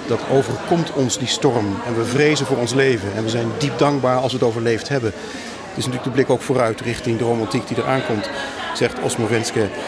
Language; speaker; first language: Dutch; native; Dutch